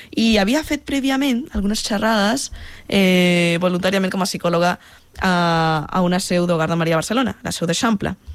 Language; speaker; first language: Catalan; non-native, fluent; Spanish